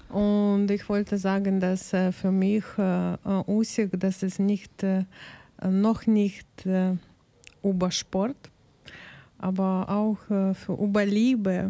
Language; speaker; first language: German; non-native, learner; Ukrainian